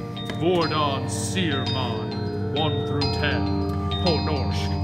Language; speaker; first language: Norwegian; non-native, learner; English